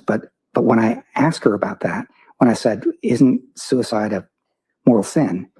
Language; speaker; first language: English; native; English